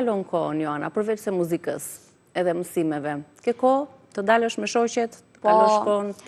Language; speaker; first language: Albanian; native; Albanian